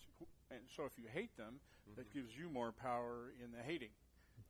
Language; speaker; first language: English; native; English